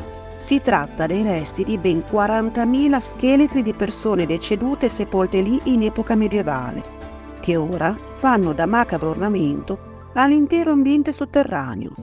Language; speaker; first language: Italian; native; Italian